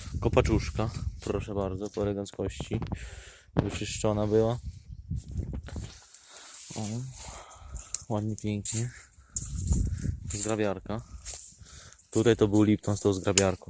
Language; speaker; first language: Polish; native; Polish